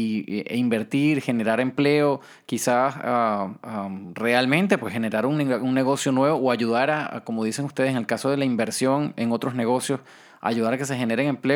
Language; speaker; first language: Spanish; native; Spanish